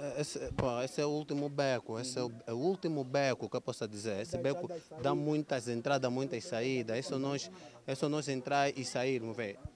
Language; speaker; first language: Portuguese; native; Portuguese